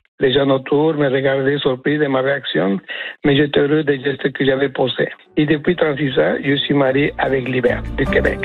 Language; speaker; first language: French; non-native, fluent; Spanish